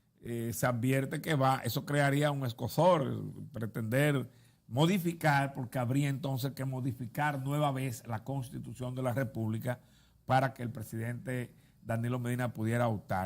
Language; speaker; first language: Spanish; native; Spanish